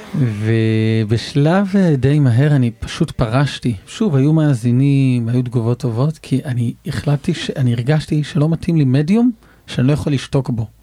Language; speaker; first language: Hebrew; native; Hebrew